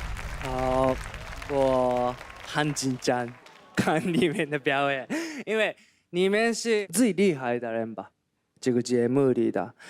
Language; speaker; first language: Chinese; non-native, learner; Japanese